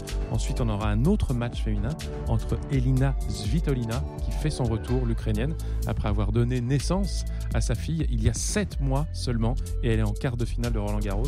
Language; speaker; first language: French; native; French